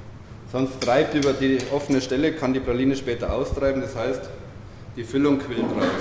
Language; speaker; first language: German; native; German